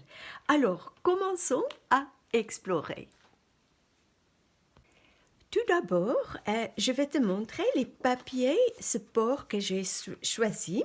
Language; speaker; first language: French; non-native, fluent; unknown